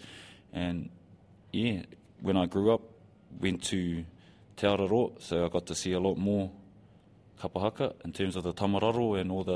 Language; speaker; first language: English; native; English